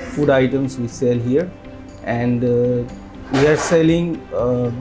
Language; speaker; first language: English; non-native, local second language; Nepali